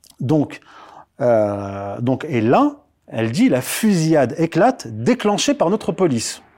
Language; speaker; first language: French; early bilingual, other home language; Berber languages